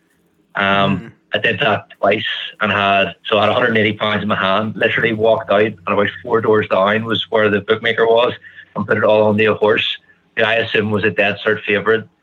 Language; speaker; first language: English; native; English